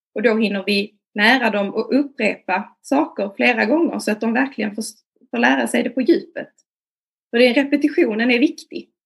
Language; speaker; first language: Swedish; native; Swedish